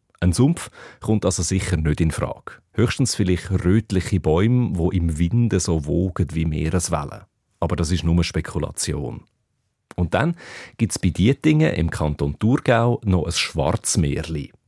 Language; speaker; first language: German; native; German